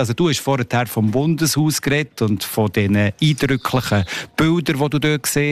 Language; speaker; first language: German; native; German